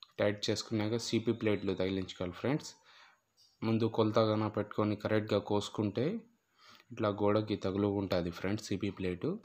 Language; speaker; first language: Telugu; non-native, local second language; Urdu